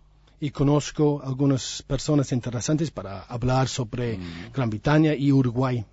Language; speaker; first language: Spanish; non-native, learner; English